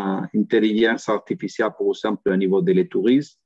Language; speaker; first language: French; non-native, learner; Spanish